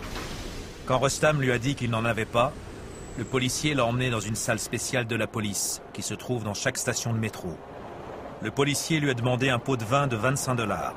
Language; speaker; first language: French; native; French